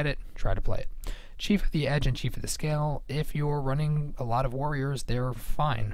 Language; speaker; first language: English; native; English